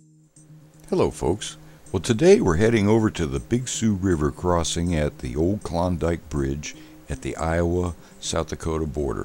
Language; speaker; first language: English; native; English